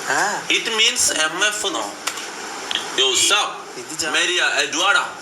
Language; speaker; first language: English; non-native, local second language; Malayalam